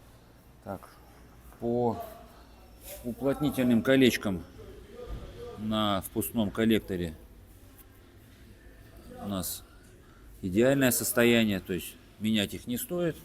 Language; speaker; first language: Russian; native; Russian